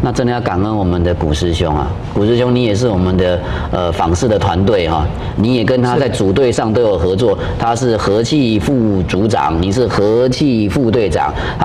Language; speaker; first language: Chinese; native; Chinese